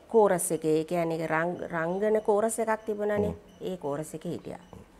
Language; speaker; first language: Sinhala; native; Sinhala